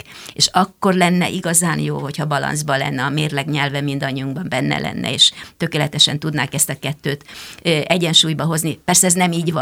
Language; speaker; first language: Hungarian; native; Hungarian